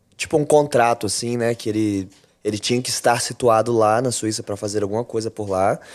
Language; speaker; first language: Portuguese; early bilingual, other home language; French